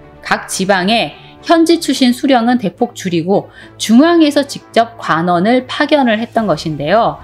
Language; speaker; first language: Korean; native; Korean